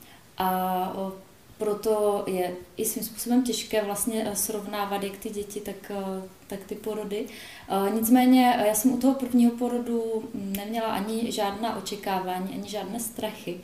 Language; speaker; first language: Czech; native; Czech